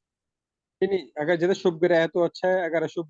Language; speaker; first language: Hindi; native; Hindi